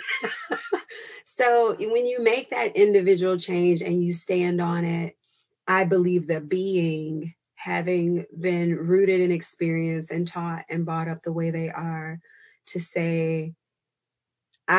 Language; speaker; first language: English; native; English